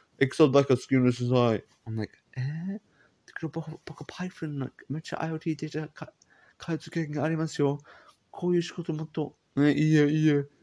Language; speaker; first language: Japanese; non-native, learner; English